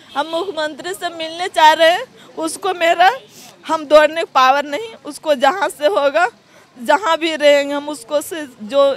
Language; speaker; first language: Hindi; native; Hindi